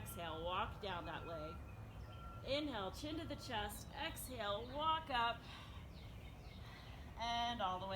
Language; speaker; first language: English; native; English